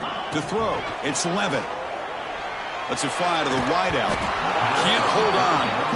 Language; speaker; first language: English; native; English